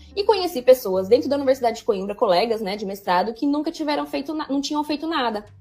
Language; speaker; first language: Portuguese; native; Portuguese